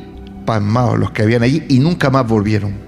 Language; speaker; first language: Spanish; native; Spanish